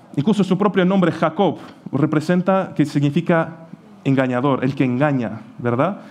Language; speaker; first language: Spanish; non-native, fluent; Ukrainian